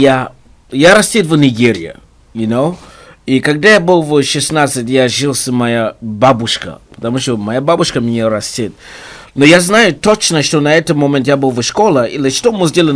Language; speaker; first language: Russian; non-native, learner; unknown